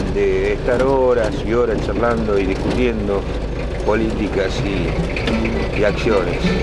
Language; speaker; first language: Spanish; native; Spanish